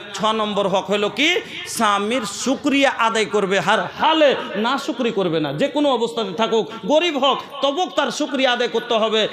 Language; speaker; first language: Bangla; non-native, local second language; Bhojpuri